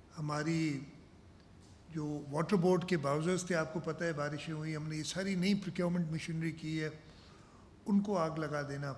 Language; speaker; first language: Urdu; non-native, local second language; Sindhi